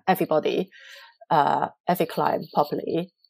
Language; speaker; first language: English; non-native, local second language; Cantonese